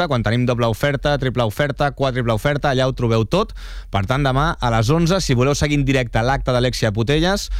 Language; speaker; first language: Catalan; native; Catalan